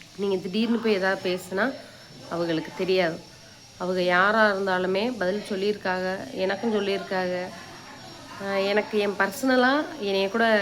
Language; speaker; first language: Tamil; native; Tamil